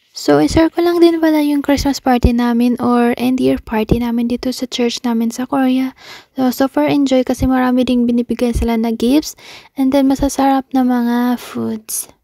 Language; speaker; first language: Filipino; non-native, local second language; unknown